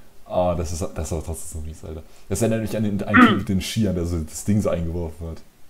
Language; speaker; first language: German; native; German